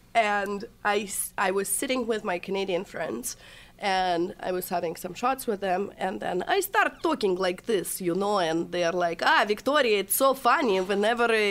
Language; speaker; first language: English; non-native, fluent; Russian